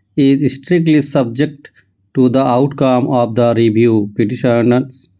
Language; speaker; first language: English; non-native, local second language; Bangla